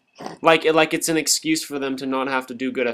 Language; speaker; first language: English; native; English